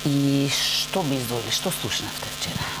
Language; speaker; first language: Macedonian; native; Macedonian